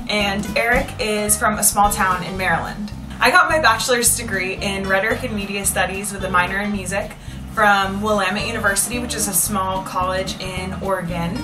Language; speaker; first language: English; native; English